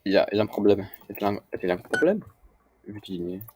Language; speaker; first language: French; non-native, learner; English